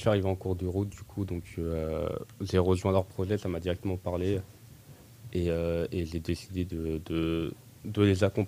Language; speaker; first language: French; native; French